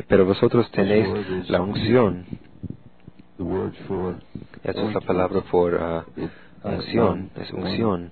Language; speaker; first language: Spanish; non-native, fluent; English